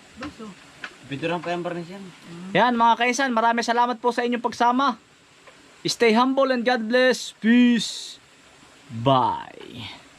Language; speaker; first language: Filipino; native; Filipino